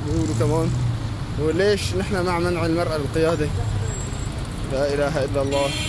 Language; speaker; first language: Arabic; native; Arabic